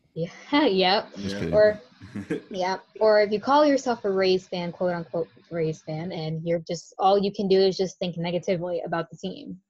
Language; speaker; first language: English; native; English